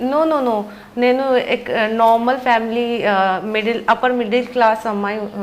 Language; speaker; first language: Telugu; non-native, learner; Hindi